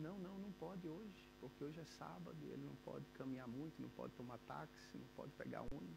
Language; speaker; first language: Portuguese; native; Portuguese